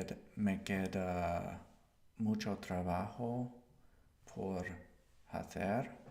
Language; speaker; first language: Spanish; non-native, learner; English